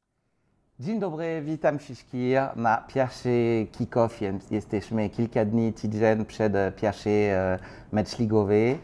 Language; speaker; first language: Polish; non-native, learner; French